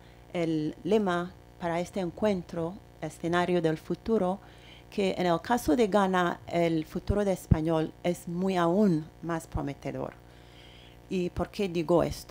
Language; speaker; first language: Spanish; non-native, fluent; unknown